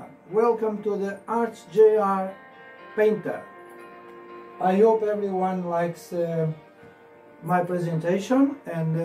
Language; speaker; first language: English; non-native, learner; Portuguese